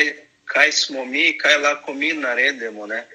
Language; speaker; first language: Slovenian; non-native, learner; Portuguese